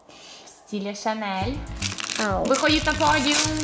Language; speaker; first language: Russian; native; Russian